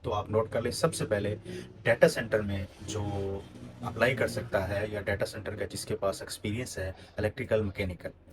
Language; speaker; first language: Urdu; non-native, local second language; Punjabi